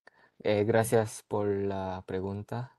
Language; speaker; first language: Spanish; early bilingual, heritage; Japanese